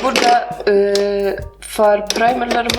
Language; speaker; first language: Turkish; non-native, learner; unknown